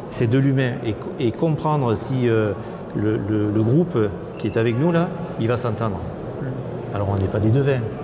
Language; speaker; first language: French; native; French